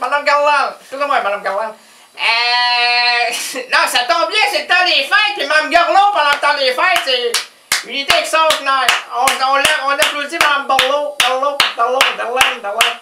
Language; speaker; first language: French; native; French